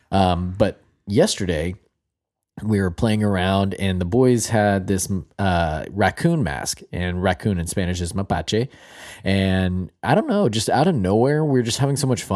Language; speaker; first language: English; native; English